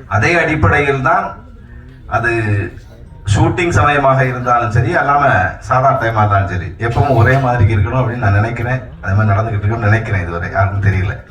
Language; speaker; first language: Tamil; native; Tamil